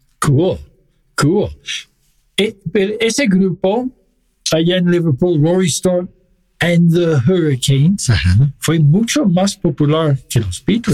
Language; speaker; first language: Spanish; non-native, fluent; English